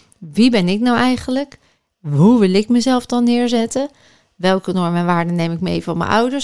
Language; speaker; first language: Dutch; native; Dutch